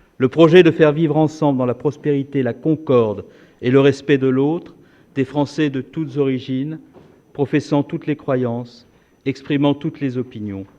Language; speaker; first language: French; native; French